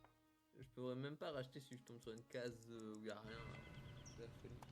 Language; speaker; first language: French; native; French